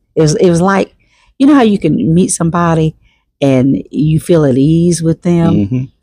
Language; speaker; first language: English; native; English